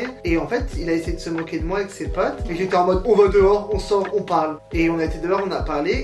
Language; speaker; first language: French; native; French